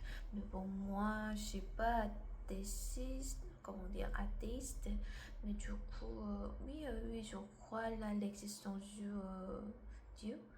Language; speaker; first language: French; non-native, learner; Korean